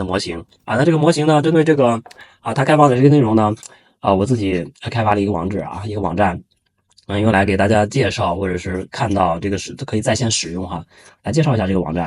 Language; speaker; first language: Chinese; native; Chinese